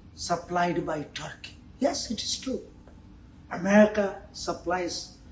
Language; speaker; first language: English; non-native, local second language; Telugu